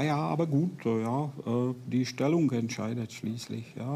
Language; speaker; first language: German; non-native, fluent; Czech